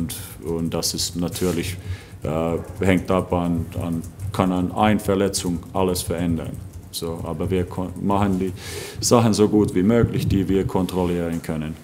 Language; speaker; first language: German; non-native, fluent; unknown